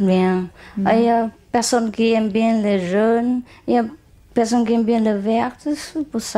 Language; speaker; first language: French; non-native, learner; Vietnamese